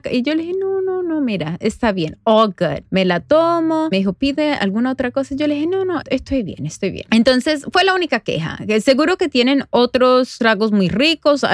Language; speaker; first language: Spanish; native; Spanish